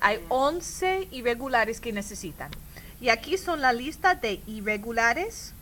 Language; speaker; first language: Spanish; non-native, fluent; English